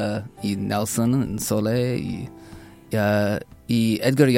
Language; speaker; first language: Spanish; non-native, learner; English